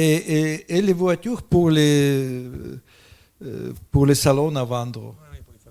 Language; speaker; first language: French; non-native, fluent; Russian